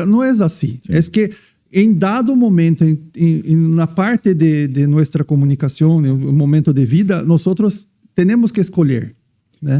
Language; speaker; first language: Spanish; non-native, fluent; Portuguese